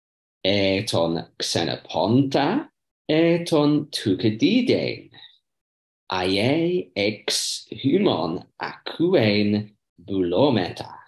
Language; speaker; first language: Greek; non-native, learner; English